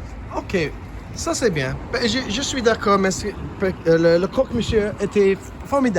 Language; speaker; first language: French; non-native, learner; English